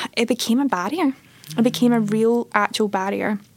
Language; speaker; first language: English; native; English